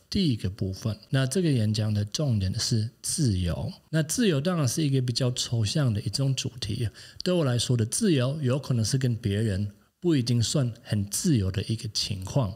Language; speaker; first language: Chinese; non-native, fluent; German